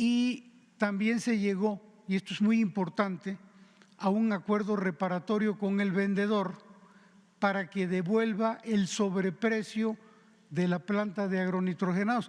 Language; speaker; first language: Spanish; native; Spanish